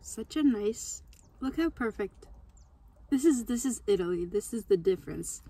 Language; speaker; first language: English; non-native, fluent; Turkish